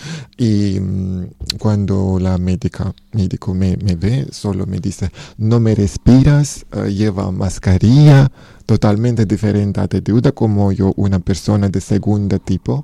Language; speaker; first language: Spanish; non-native, learner; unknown